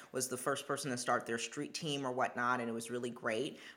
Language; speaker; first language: English; early bilingual, other home language; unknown